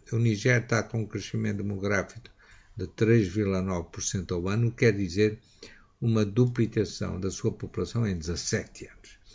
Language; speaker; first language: Portuguese; native; Portuguese